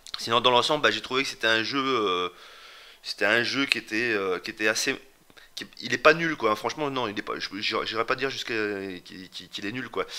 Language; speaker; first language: French; native; French